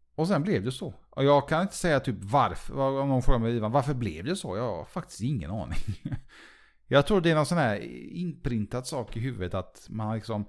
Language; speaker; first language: Swedish; early bilingual, other home language; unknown